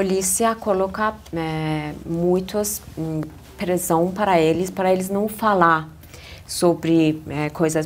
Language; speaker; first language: Portuguese; non-native, learner; Persian